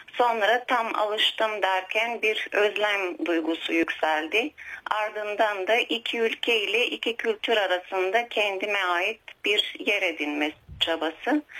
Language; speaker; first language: Turkish; early bilingual, heritage; Turkish